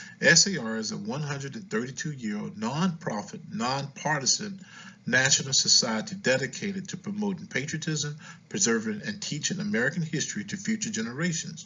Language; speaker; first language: English; native; English